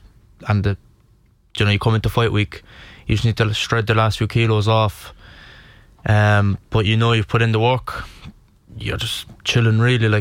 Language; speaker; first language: English; native; English